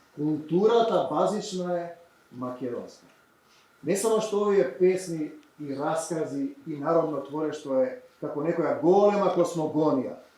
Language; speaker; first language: Macedonian; native; Macedonian